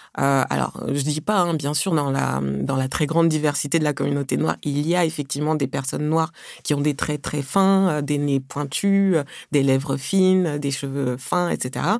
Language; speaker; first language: French; early bilingual, other home language; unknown